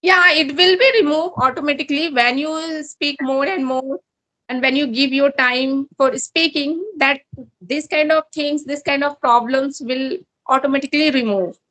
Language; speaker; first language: English; non-native, learner; Hindi